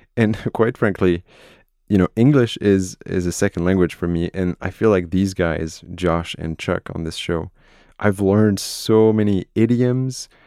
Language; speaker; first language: English; non-native, fluent; French